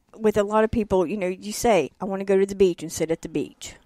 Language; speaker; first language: English; native; English